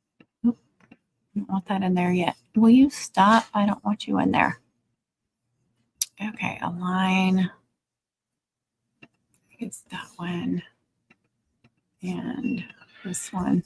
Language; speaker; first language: English; native; English